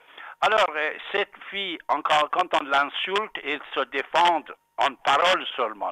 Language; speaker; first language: French; non-native, fluent; Persian